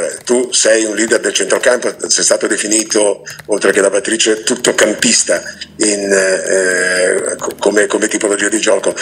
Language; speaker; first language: Italian; native; Italian